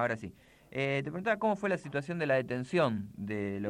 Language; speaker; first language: Spanish; native; Spanish